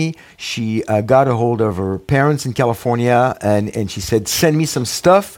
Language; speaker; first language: English; non-native, fluent; French